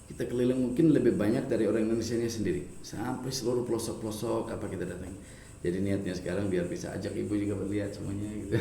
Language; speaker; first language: Indonesian; non-native, fluent; English